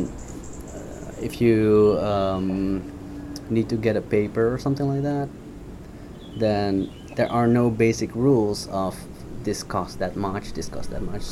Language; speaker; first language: English; non-native, fluent; Dutch